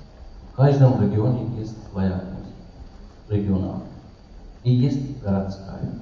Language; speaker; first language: Russian; non-native, learner; Persian